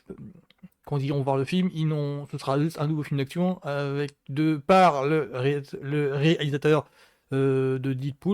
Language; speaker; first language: French; native; French